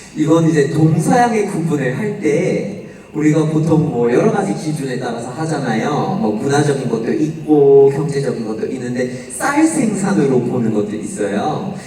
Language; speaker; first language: Korean; non-native, fluent; English